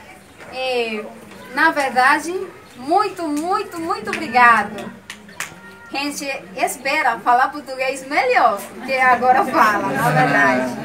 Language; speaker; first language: Portuguese; non-native, learner; Spanish